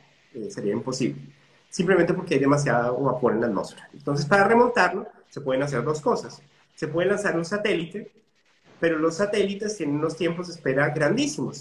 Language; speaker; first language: Spanish; native; Spanish